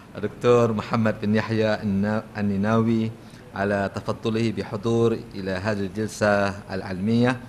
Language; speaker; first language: Arabic; non-native, fluent; Malay